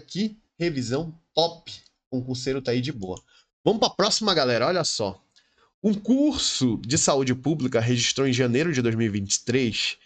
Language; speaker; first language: Portuguese; native; Portuguese